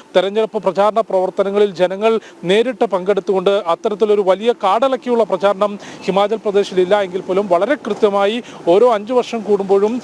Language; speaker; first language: Malayalam; native; Malayalam